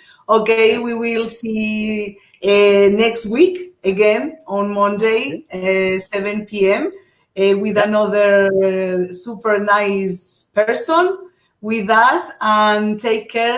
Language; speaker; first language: English; non-native, fluent; Portuguese